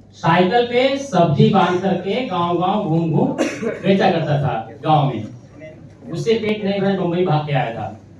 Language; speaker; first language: Hindi; native; Hindi